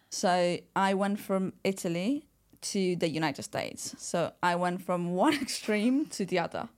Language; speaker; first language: English; non-native, fluent; Italian